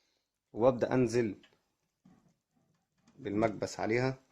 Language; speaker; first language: Arabic; native; Arabic